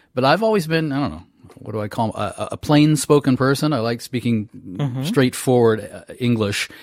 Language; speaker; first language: English; native; English